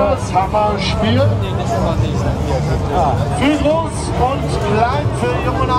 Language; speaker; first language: German; native; German